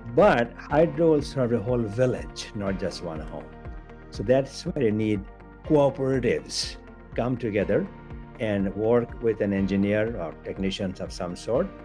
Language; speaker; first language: English; non-native, local second language; Bangla